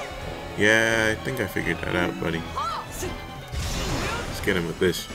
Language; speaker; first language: English; native; English